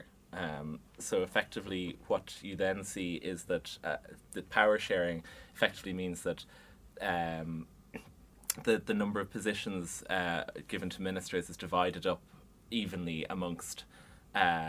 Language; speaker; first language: English; native; English